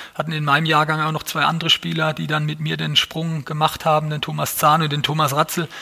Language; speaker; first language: German; native; German